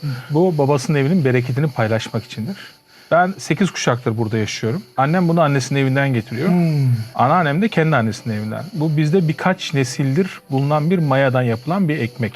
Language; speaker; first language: Turkish; native; Turkish